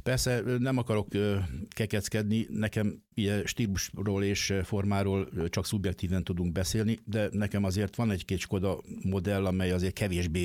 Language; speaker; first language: Hungarian; native; Hungarian